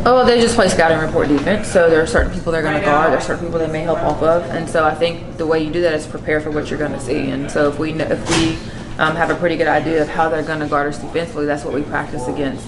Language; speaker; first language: English; native; English